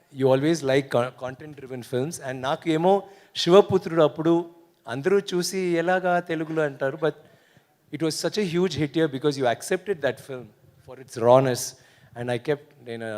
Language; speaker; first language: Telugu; non-native, learner; Tamil